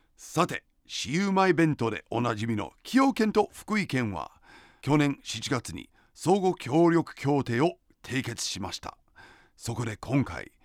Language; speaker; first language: Japanese; non-native, fluent; English